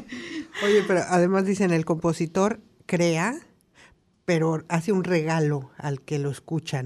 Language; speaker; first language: Spanish; native; Spanish